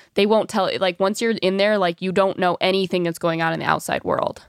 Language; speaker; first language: English; native; English